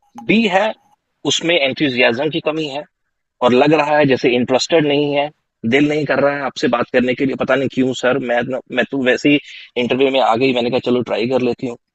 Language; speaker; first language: Hindi; non-native, local second language; Punjabi